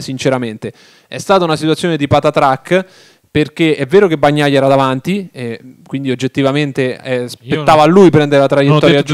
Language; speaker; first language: Italian; native; Italian